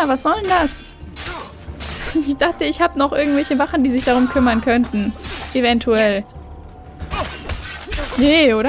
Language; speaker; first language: German; native; German